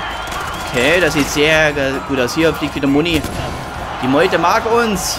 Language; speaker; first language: German; native; German